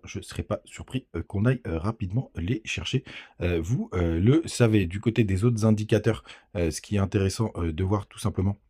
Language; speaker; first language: French; native; French